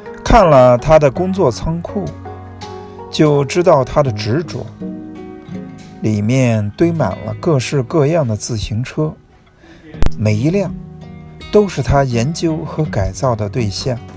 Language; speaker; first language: Chinese; native; Chinese